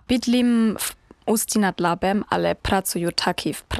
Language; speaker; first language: Czech; non-native, learner; German